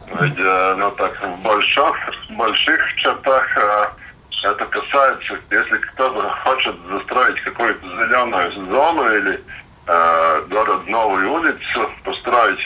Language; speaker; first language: Russian; non-native, local second language; Latvian